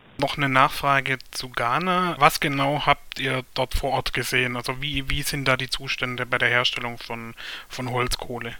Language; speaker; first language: German; native; German